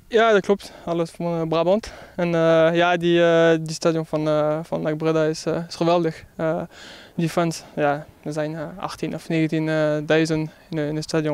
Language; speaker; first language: Dutch; non-native, fluent; French